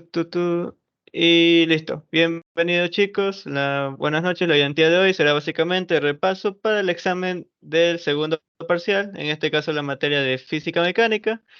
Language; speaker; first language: Spanish; native; Spanish